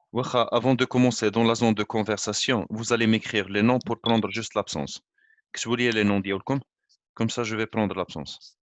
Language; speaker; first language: French; non-native, local second language; Arabic